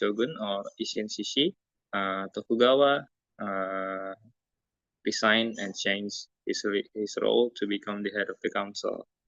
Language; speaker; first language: English; non-native, learner; Indonesian